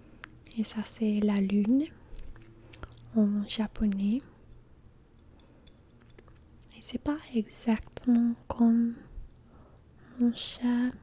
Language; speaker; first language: French; non-native, learner; English